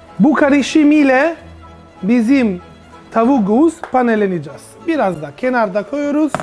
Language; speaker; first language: Turkish; non-native, learner; Italian